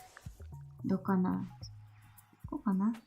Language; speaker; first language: Japanese; non-native, learner; English